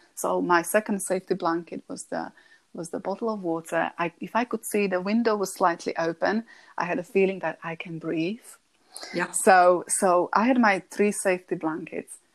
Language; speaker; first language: English; non-native, fluent; Slovak